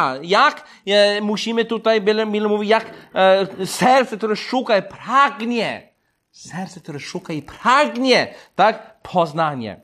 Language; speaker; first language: Polish; non-native, fluent; English